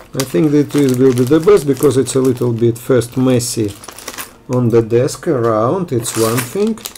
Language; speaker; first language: English; non-native, fluent; Russian